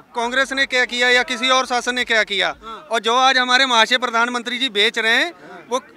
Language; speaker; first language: Hindi; native; Hindi